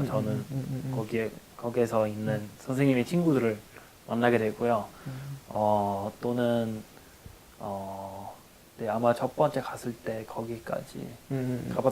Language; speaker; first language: Korean; non-native, fluent; English